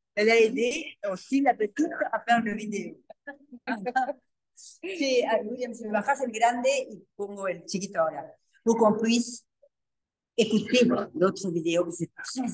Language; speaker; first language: French; non-native, learner; Spanish